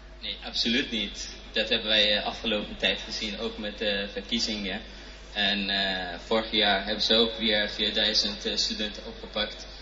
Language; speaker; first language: Dutch; non-native, fluent; Persian